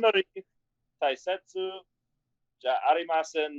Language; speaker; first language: Japanese; non-native, learner; English